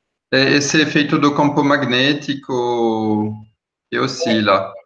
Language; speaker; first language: Portuguese; non-native, fluent; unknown